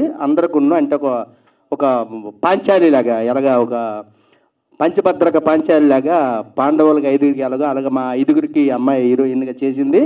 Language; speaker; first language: Telugu; native; Telugu